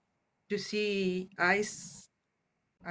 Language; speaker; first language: English; non-native, learner; Spanish